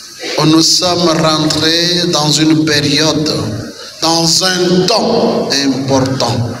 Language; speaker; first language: French; non-native, local second language; Kituba (Democratic Republic of Congo)